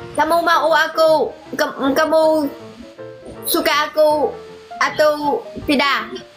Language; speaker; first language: Indonesian; non-native, learner; Vietnamese